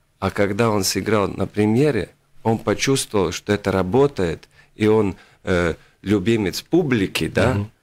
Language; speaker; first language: Russian; non-native, local second language; Latvian